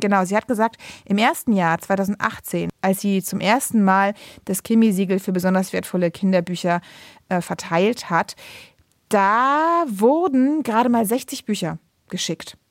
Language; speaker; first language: German; native; German